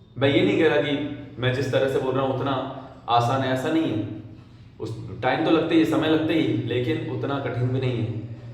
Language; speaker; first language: Hindi; native; Hindi